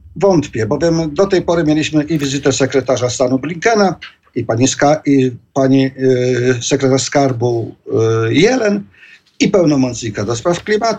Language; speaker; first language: Polish; native; Polish